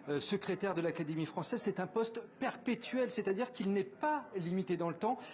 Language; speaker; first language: French; native; French